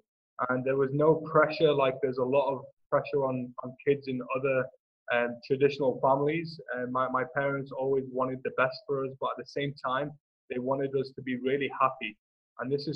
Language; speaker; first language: English; native; English